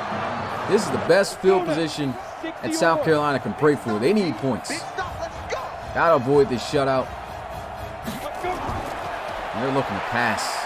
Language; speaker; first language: English; native; English